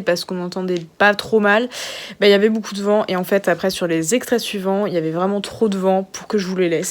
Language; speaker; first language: French; native; French